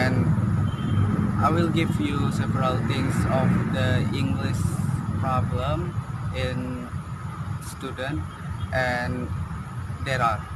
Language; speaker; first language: English; non-native, learner; Indonesian